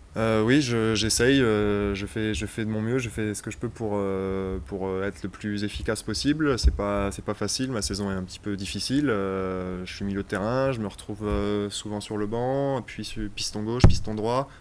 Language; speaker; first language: French; native; French